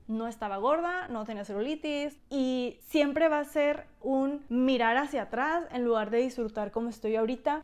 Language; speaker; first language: Spanish; native; Spanish